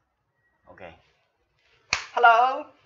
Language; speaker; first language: English; non-native, learner; Chinese